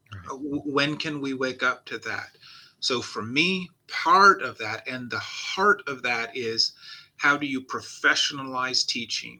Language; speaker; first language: English; native; English